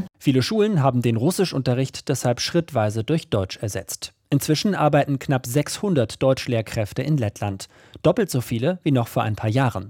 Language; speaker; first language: German; native; German